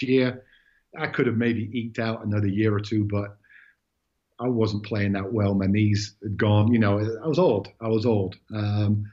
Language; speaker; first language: English; native; English